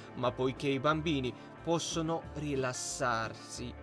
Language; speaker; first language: Italian; non-native, learner; Russian